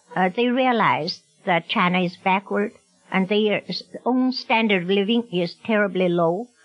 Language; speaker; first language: English; non-native, fluent; Chinese